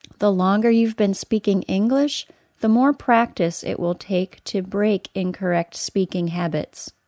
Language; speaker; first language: English; native; English